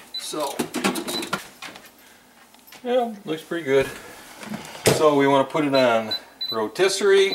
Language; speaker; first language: English; native; English